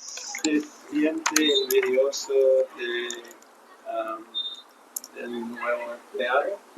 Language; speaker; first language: Spanish; non-native, learner; English